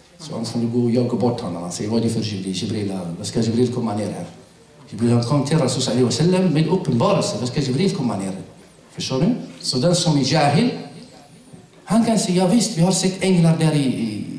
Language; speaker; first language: Swedish; non-native, fluent; Arabic